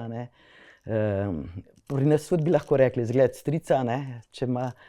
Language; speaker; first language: Slovenian; native; Slovenian